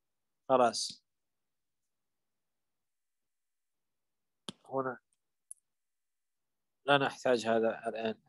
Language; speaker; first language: Arabic; non-native, fluent; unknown